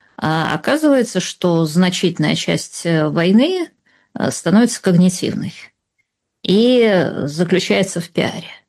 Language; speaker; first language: Russian; native; Russian